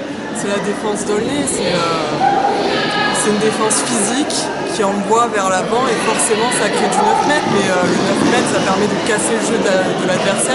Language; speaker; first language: French; native; French